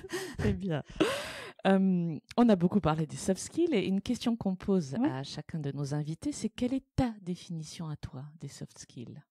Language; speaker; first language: French; native; French